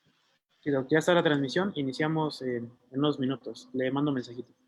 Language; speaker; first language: Spanish; native; Spanish